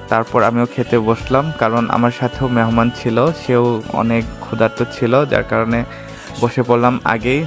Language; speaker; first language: Bangla; non-native, local second language; Garo